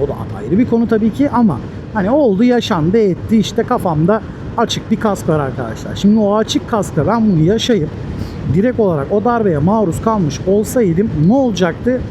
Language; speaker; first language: Turkish; native; Turkish